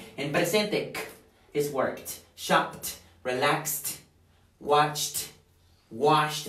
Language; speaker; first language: English; non-native, fluent; Spanish